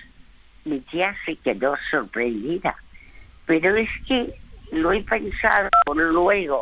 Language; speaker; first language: Spanish; early bilingual, other home language; French